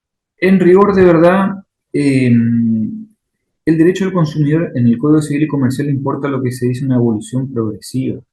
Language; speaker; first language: Spanish; native; Spanish